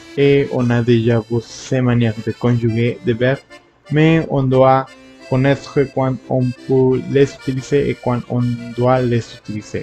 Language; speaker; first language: French; non-native, learner; Spanish